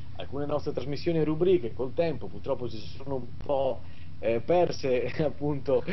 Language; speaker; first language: Italian; native; Italian